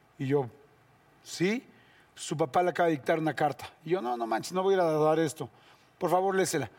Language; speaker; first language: Spanish; native; Spanish